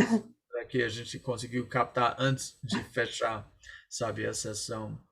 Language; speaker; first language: Portuguese; non-native, fluent; English